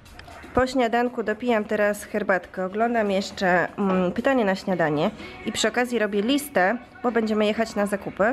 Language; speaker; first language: Polish; native; Polish